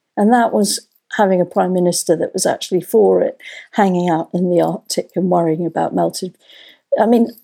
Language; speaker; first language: English; native; English